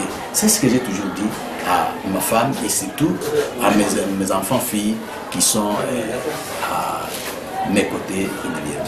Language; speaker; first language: French; native; French